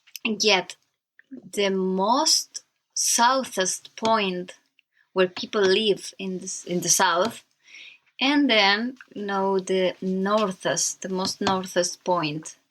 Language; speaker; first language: English; non-native, learner; Spanish